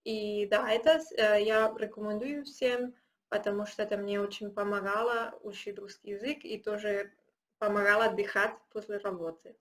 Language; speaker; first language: Russian; non-native, learner; Spanish